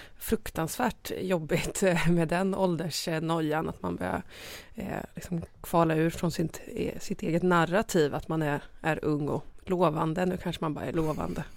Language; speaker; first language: Swedish; native; Swedish